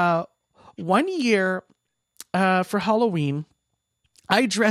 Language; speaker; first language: English; native; English